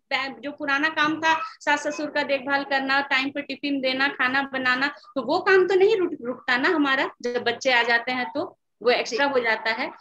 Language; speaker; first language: Hindi; native; Hindi